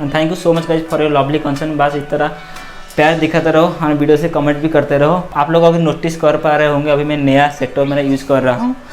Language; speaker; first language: Hindi; non-native, local second language; Odia